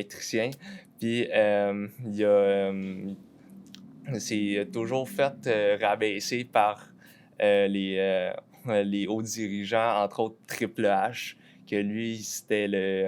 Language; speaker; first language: French; native; French